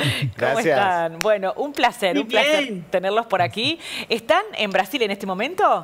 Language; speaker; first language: Spanish; native; Spanish